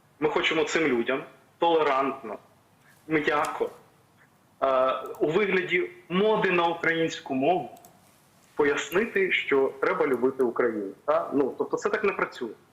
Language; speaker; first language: Ukrainian; native; Ukrainian